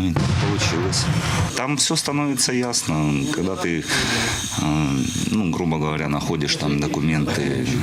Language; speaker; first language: Russian; native; Russian